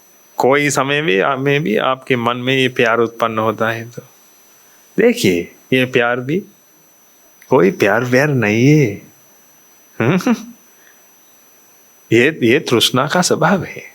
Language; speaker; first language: Hindi; non-native, fluent; Sinhala